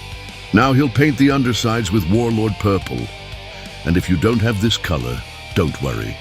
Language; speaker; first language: English; native; English